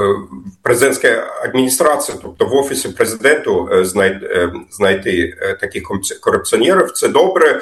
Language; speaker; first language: Ukrainian; non-native, fluent; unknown